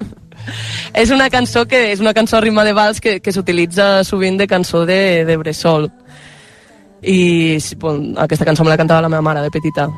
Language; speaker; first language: Catalan; non-native, local second language; Occitan